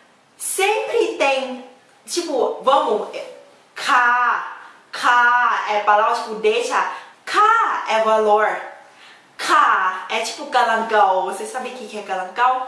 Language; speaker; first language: Portuguese; non-native, learner; Thai